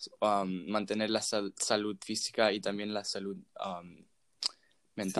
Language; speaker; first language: Spanish; non-native, fluent; English